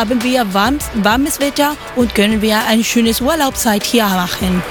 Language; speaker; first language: German; non-native, learner; Spanish